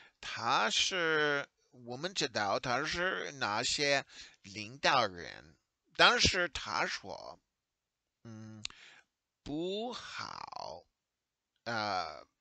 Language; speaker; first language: Chinese; non-native, learner; English